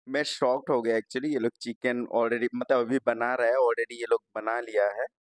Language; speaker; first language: Hindi; non-native, local second language; Bangla